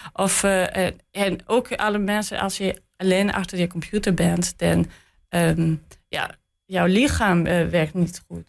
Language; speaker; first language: Dutch; non-native, learner; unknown